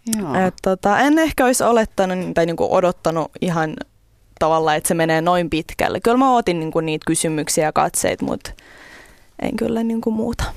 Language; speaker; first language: Finnish; early bilingual, other home language; Russian